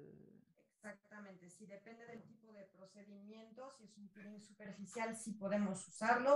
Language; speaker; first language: Spanish; native; Spanish